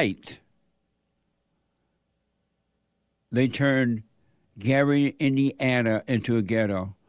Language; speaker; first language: English; native; English